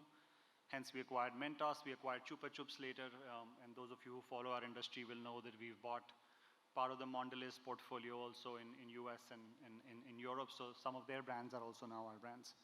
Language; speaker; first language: English; non-native, local second language; Hindi